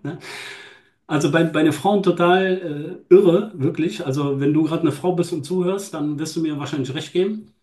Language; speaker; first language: German; native; German